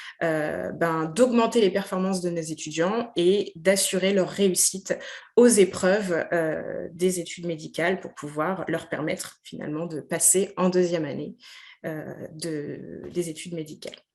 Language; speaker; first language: French; native; French